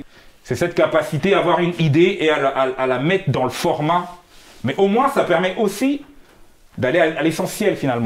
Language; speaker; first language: French; native; French